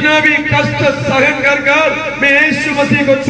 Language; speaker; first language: Hindi; non-native, local second language; Malayalam